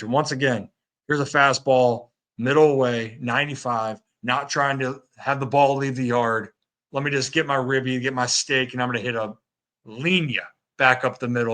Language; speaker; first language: English; native; English